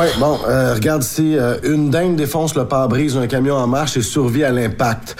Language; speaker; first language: French; native; French